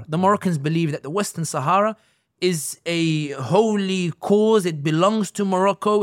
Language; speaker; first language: English; native; English